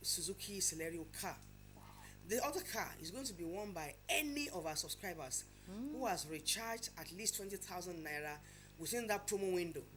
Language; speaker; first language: English; non-native, local second language; Yoruba